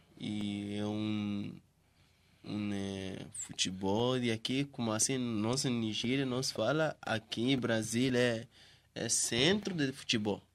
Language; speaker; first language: Portuguese; non-native, learner; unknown